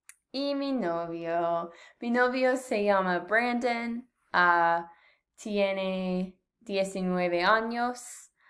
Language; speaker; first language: Spanish; non-native, learner; English